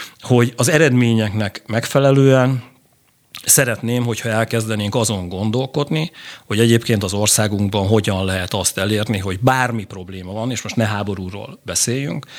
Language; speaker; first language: Hungarian; native; Hungarian